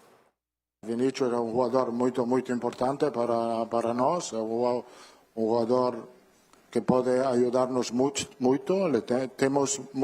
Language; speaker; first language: Portuguese; non-native, learner; Italian